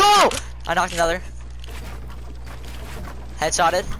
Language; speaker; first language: English; native; English